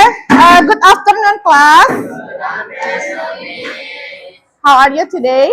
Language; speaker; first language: English; non-native, learner; Indonesian